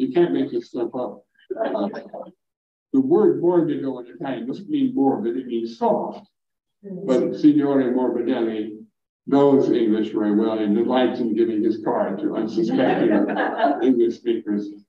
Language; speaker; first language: English; native; English